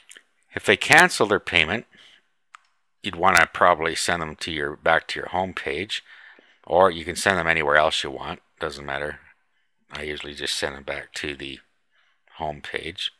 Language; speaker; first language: English; native; English